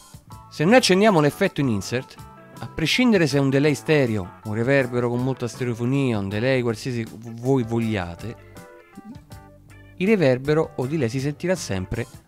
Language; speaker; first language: Italian; native; Italian